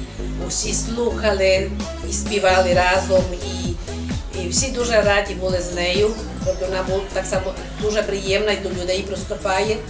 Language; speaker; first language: Ukrainian; early bilingual, heritage; Ukrainian